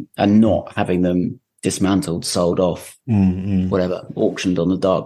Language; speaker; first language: English; native; English